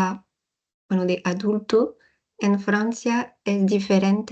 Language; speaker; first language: Spanish; non-native, learner; French